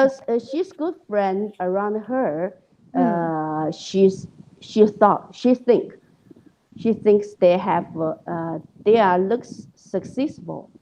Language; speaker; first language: English; non-native, learner; Chinese